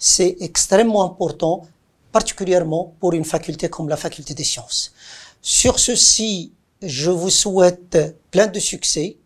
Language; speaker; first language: French; non-native, local second language; Arabic